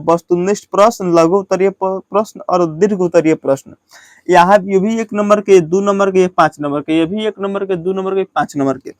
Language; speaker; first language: Hindi; native; Hindi